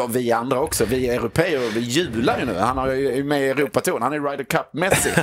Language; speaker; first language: Swedish; native; Swedish